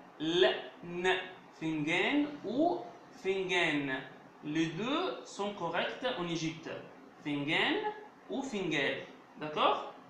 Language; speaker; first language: French; non-native, fluent; Arabic